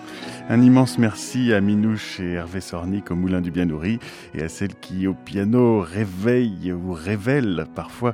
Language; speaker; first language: French; native; French